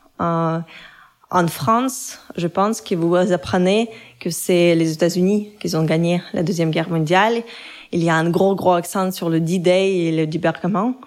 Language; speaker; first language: French; non-native, fluent; Russian